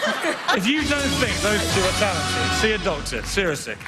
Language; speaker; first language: English; native; English